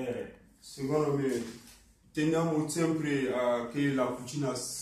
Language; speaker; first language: Italian; non-native, fluent; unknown